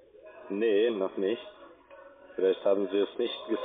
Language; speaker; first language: German; non-native, fluent; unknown